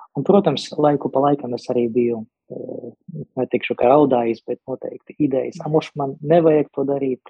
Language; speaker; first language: Latvian; non-native, local second language; Russian